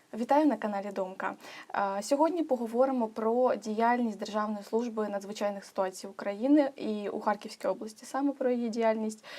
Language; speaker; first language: Ukrainian; native; Ukrainian